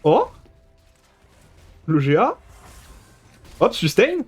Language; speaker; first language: French; native; French